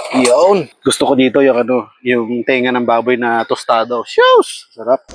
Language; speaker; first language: Filipino; native; Filipino